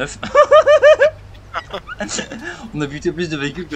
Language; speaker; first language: French; native; French